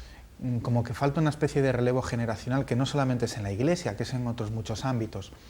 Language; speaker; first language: Spanish; native; Spanish